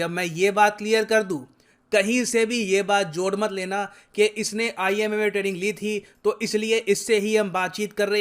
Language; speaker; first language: Hindi; native; Hindi